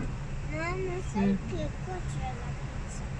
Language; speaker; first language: Italian; early bilingual, other home language; Filipino